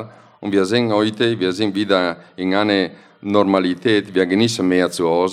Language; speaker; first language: German; non-native, fluent; Italian